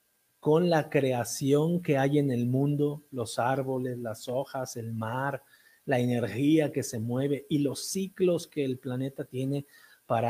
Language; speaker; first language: Spanish; native; Spanish